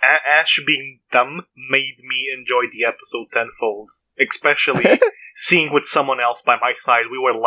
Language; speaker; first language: English; non-native, fluent; Portuguese